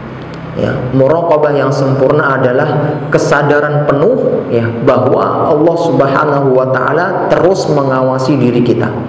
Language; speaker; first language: Indonesian; native; Indonesian